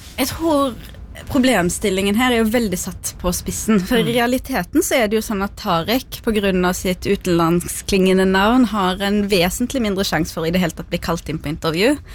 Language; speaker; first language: Norwegian; early bilingual, other home language; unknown